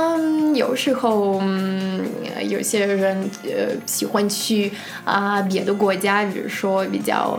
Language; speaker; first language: Chinese; non-native, fluent; Russian